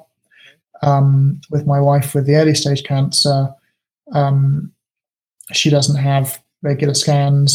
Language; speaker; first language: English; native; English